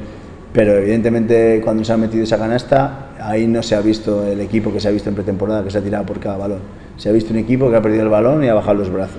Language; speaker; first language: Spanish; native; Spanish